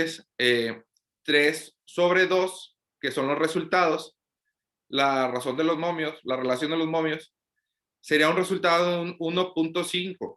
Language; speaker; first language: Spanish; native; Spanish